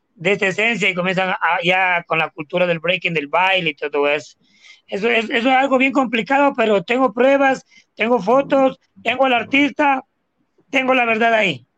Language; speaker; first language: Spanish; native; Spanish